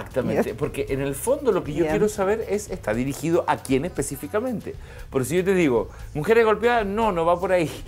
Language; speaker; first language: Spanish; native; Spanish